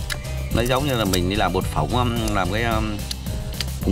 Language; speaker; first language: Vietnamese; native; Vietnamese